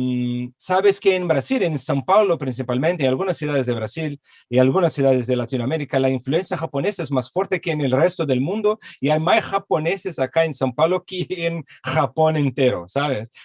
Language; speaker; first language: Spanish; non-native, fluent; Portuguese